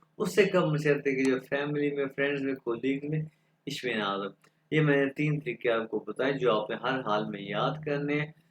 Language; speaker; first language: Urdu; non-native, local second language; Punjabi